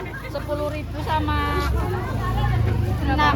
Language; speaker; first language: Indonesian; non-native, local second language; Javanese